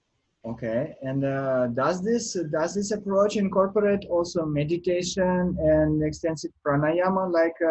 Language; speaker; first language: English; non-native, learner; Russian